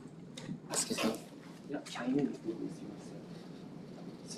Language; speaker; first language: English; non-native, local second language; Japanese